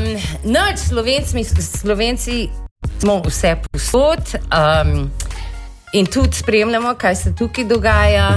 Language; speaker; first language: Slovenian; early bilingual, heritage; Slovenian